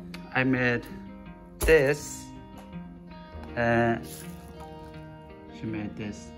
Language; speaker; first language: English; non-native, learner; Korean